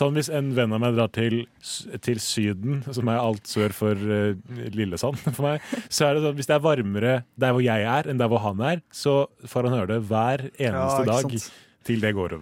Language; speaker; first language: Norwegian; native; Norwegian